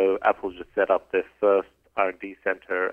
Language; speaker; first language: English; native; English